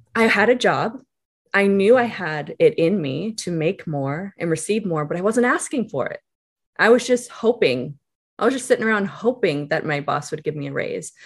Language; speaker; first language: English; native; English